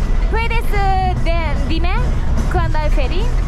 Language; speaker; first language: Spanish; non-native, learner; Japanese